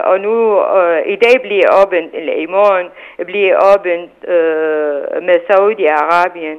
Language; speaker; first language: Danish; non-native, fluent; Arabic